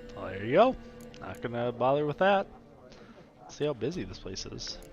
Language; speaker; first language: English; native; English